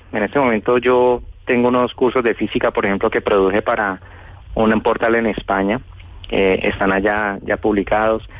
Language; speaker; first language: Spanish; native; Spanish